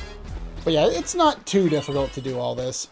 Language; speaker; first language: English; native; English